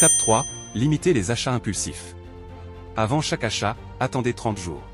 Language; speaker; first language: French; native; French